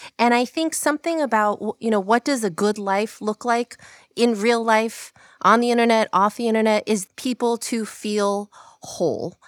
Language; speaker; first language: English; early bilingual, other home language; Korean